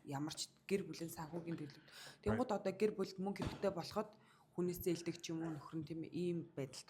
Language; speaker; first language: Mongolian; native; Mongolian